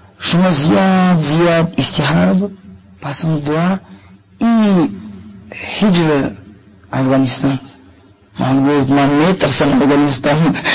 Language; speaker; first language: Persian; non-native, learner; Russian